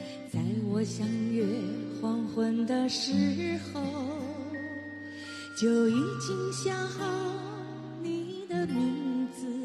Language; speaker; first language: Chinese; native; Chinese